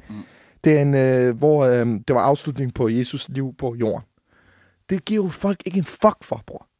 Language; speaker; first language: Danish; early bilingual, other home language; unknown